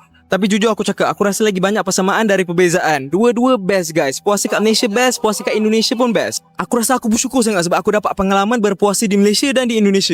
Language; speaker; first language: Malay; native; Malay